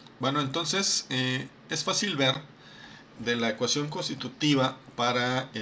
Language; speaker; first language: Spanish; native; Spanish